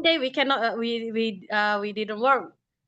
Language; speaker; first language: English; non-native, learner; Indonesian